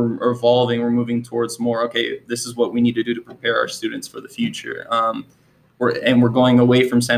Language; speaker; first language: English; native; English